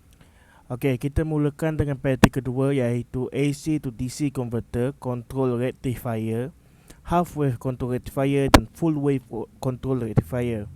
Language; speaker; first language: Malay; native; Malay